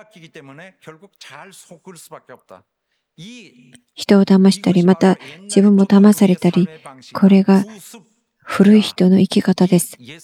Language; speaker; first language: Japanese; non-native, fluent; Korean